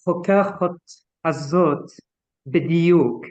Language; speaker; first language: Hebrew; non-native, learner; French